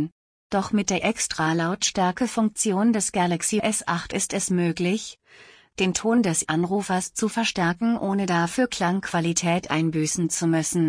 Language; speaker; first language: German; native; German